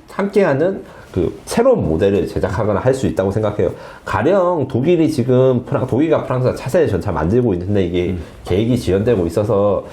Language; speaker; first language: Korean; native; Korean